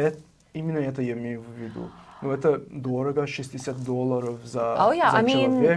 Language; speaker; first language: Russian; non-native, fluent; English